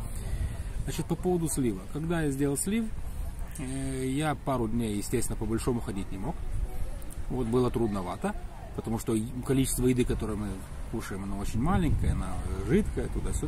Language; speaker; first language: Russian; native; Russian